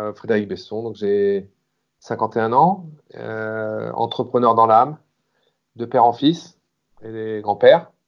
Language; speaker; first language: French; native; French